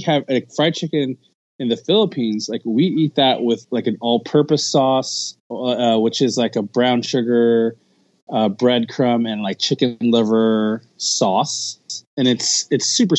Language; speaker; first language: English; early bilingual, other home language; Filipino